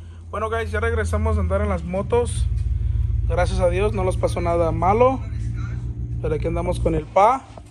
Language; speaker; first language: Spanish; early bilingual, heritage; Spanish